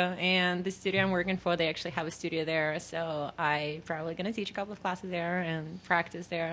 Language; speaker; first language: English; non-native, fluent; Russian